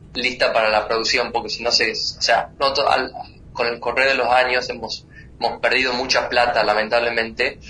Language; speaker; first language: Spanish; native; Spanish